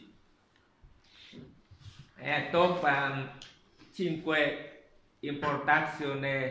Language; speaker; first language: Italian; non-native, learner; Vietnamese